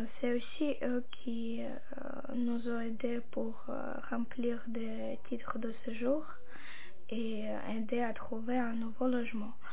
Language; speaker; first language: French; non-native, learner; Russian